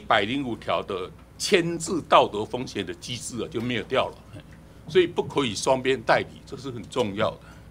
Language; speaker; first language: Chinese; native; Chinese